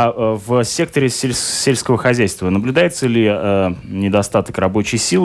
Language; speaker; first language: Russian; native; Russian